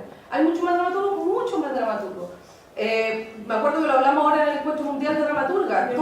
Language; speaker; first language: Spanish; native; Spanish